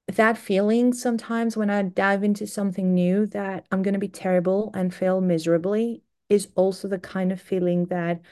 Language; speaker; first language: English; non-native, fluent; Greek